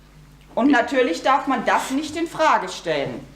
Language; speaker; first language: German; native; German